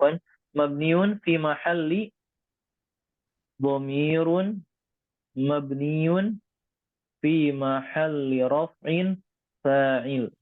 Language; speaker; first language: Arabic; non-native, fluent; Indonesian